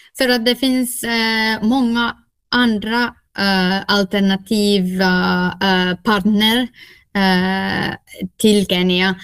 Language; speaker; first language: Swedish; non-native, local second language; Finnish